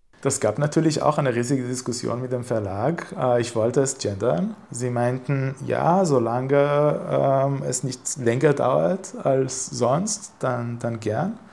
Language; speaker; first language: German; non-native, fluent; Hebrew